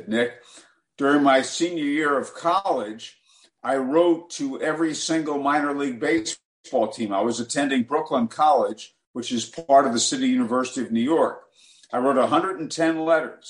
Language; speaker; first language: English; native; English